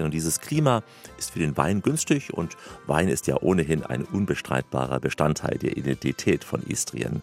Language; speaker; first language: German; native; German